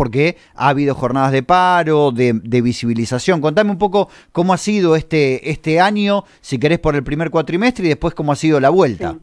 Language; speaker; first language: Spanish; native; Spanish